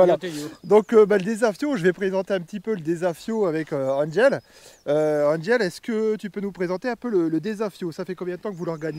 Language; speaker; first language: French; native; French